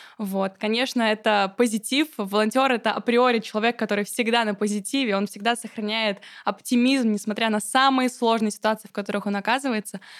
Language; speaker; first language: Russian; native; Russian